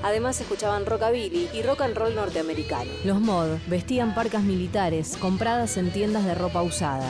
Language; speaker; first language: Spanish; native; Spanish